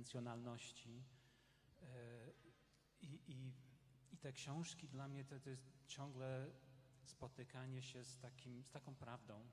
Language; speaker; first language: Polish; non-native, fluent; English